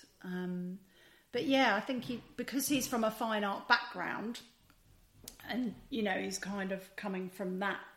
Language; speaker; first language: English; native; English